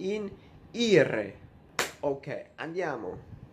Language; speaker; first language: Italian; non-native, learner; Vietnamese